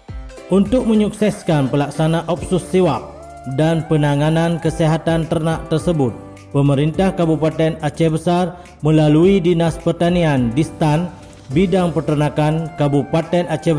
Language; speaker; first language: Indonesian; native; Indonesian